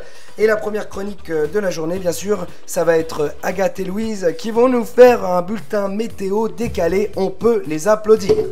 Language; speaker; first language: French; native; French